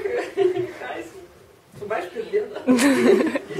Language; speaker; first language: German; non-native, learner; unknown